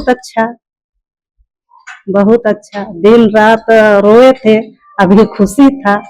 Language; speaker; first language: Hindi; non-native, local second language; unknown